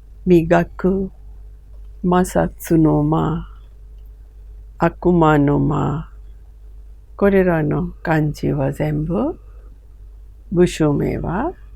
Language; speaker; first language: Japanese; non-native, fluent; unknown